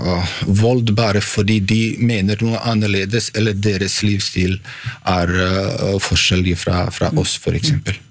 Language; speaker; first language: Norwegian; non-native, fluent; Bosnian